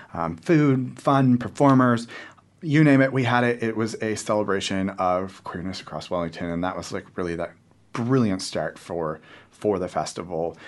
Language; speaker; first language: English; native; English